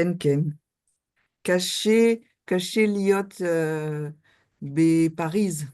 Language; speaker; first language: Hebrew; non-native, learner; French